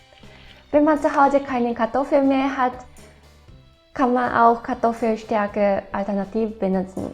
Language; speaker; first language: German; non-native, fluent; Japanese